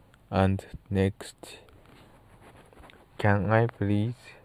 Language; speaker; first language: English; non-native, learner; Japanese